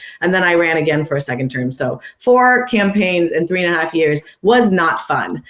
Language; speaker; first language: English; non-native, fluent; Persian